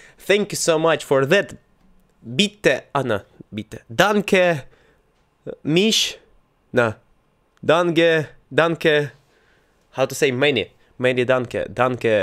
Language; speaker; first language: English; non-native, learner; Russian